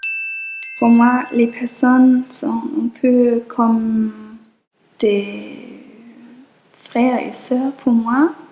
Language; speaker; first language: French; non-native, fluent; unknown